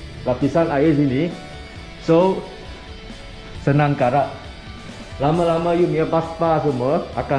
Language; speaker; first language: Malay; non-native, local second language; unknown